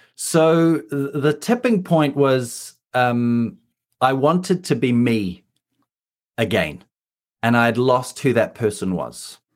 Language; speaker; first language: English; native; English